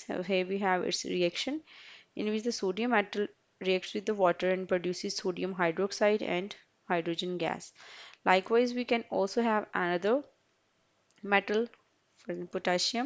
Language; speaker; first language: English; non-native, local second language; Urdu